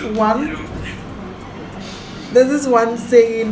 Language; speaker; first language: English; non-native, local second language; Akan